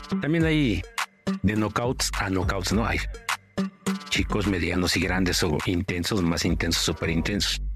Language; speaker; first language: Spanish; native; Spanish